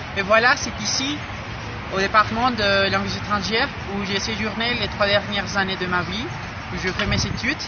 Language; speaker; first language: French; non-native, fluent; Spanish